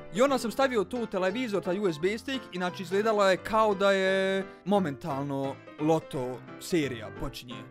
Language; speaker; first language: Bosnian; early bilingual, heritage; Bosnian